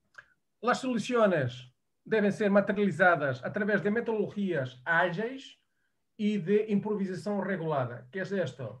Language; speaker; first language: Spanish; non-native, fluent; Portuguese